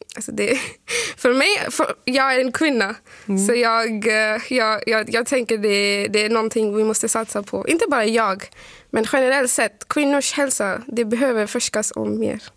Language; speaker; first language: Swedish; non-native, fluent; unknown